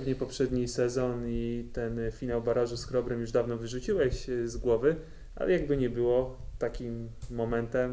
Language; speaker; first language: Polish; native; Polish